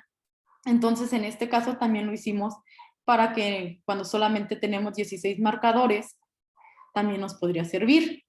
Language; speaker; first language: Spanish; native; Spanish